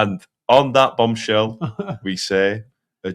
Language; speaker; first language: English; native; English